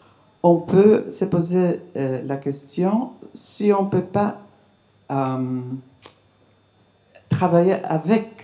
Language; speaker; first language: French; non-native, fluent; English